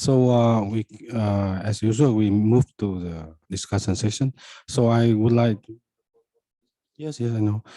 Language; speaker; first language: English; non-native, fluent; Vietnamese